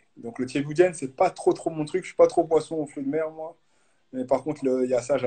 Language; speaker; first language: French; native; French